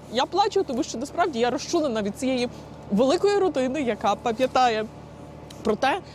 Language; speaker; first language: Ukrainian; native; Ukrainian